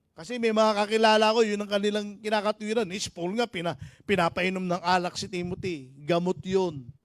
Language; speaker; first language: Filipino; native; Filipino